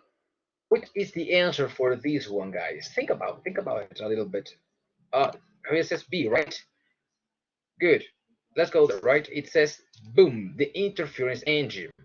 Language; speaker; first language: English; non-native, fluent; Spanish